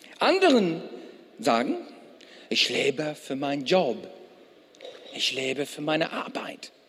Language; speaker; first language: German; non-native, fluent; English